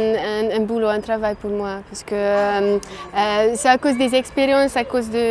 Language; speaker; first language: French; non-native, fluent; Hungarian